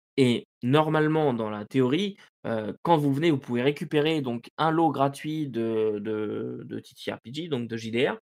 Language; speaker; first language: French; native; French